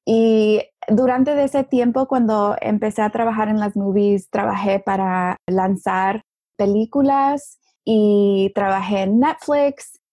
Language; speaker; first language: Spanish; early bilingual, heritage; Spanish